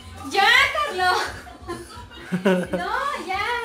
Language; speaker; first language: Spanish; native; Spanish